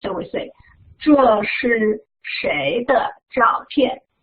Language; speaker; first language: Chinese; non-native, fluent; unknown